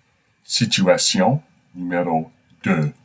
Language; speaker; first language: French; non-native, fluent; English